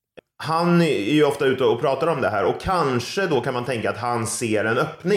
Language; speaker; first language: Swedish; native; Swedish